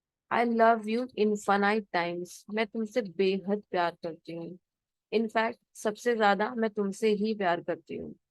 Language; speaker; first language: Hindi; native; Hindi